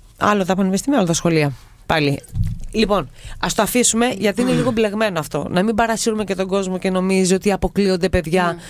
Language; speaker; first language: Greek; native; Greek